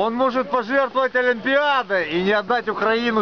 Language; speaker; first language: Russian; non-native, local second language; Ukrainian